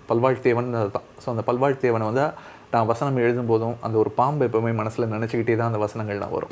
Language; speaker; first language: Tamil; native; Tamil